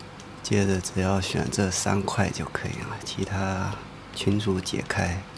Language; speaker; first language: Chinese; native; Chinese